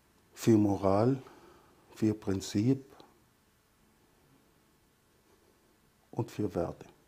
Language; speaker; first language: German; non-native, fluent; Arabic